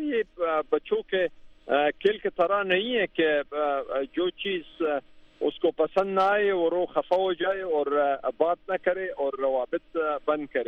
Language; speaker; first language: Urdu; non-native, fluent; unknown